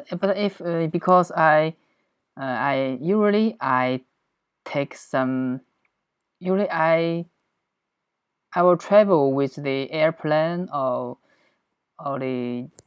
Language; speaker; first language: English; non-native, learner; Chinese